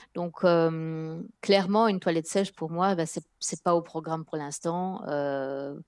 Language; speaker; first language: French; early bilingual, other home language; Dutch